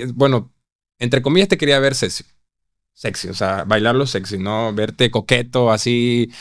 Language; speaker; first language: Spanish; native; Spanish